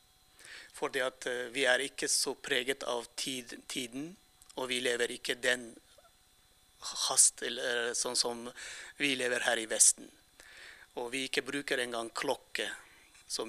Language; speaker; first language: Norwegian; non-native, fluent; Turkmen